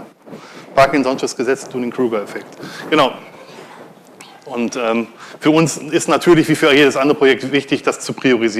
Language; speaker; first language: German; native; German